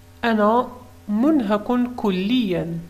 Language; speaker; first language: Arabic; native; Arabic